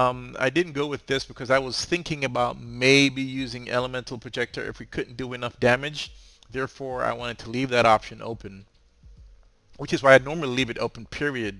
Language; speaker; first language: English; native; English